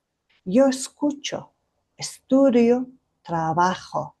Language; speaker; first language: Spanish; non-native, fluent; Mongolian